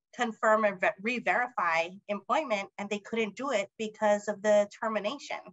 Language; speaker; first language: English; native; English